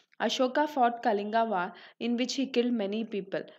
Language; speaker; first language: English; non-native, local second language; Telugu